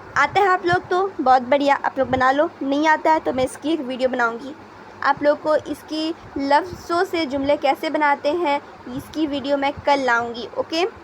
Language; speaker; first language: Urdu; native; Urdu